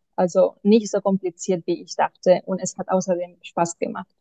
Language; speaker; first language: German; non-native, fluent; Spanish